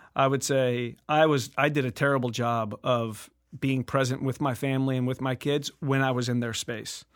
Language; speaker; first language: English; native; English